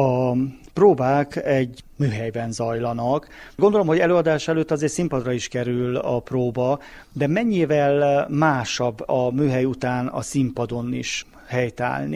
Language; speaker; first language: Hungarian; native; Hungarian